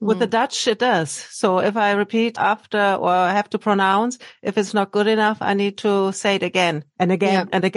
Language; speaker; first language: English; non-native, fluent; German